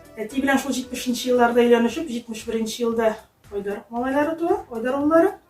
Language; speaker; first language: Tatar; native; Tatar